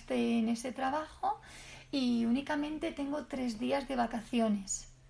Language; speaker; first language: Spanish; native; Spanish